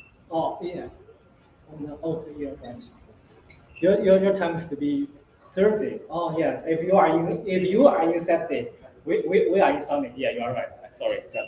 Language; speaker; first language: English; non-native, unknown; Chinese